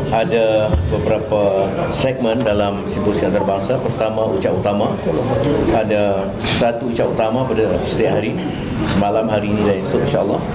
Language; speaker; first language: Malay; native; Malay